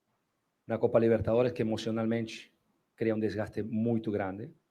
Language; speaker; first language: Portuguese; non-native, fluent; Spanish